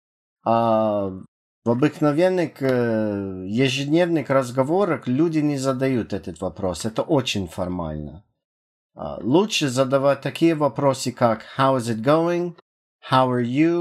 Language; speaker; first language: Russian; non-native, fluent; English